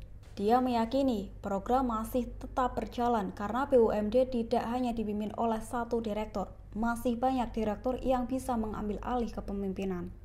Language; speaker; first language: Indonesian; native; Indonesian